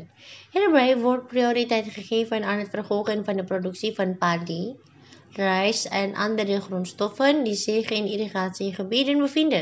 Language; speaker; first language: Dutch; non-native, fluent; Indonesian